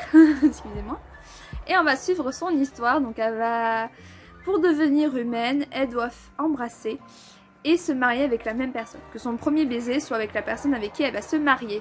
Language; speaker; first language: French; native; French